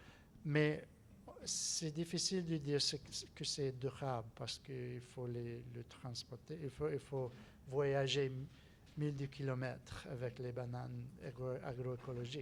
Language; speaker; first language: French; non-native, learner; English